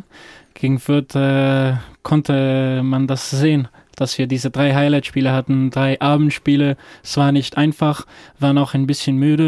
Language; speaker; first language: German; non-native, fluent; Croatian